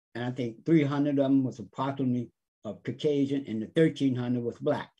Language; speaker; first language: English; native; English